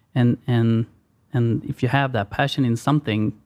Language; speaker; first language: English; non-native, fluent; Swedish